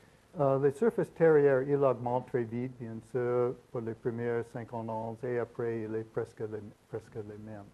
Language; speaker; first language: French; non-native, learner; English